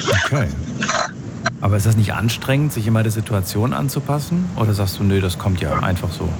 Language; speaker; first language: German; native; German